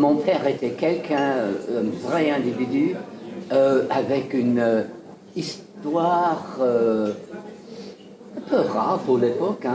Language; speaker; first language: French; non-native, fluent; English